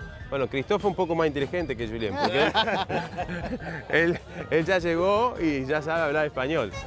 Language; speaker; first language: Spanish; native; Spanish